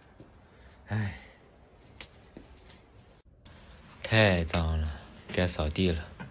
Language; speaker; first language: Chinese; native; Chinese